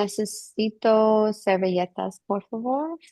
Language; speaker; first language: Spanish; non-native, learner; English